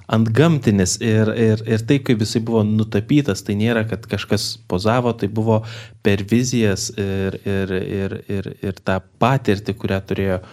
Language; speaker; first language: Lithuanian; native; Lithuanian